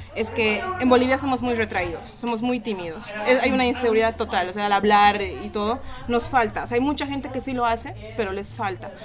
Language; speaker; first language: Spanish; native; Spanish